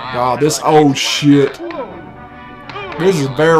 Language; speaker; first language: English; native; English